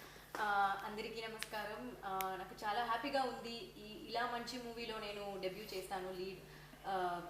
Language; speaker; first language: Telugu; non-native, learner; Tamil